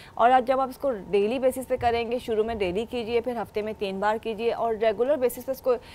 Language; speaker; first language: Urdu; native; Urdu